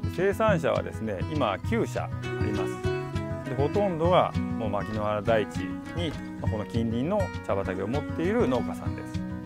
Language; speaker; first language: Japanese; native; Japanese